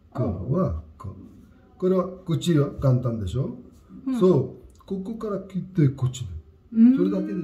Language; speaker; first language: Japanese; non-native, learner; Hindi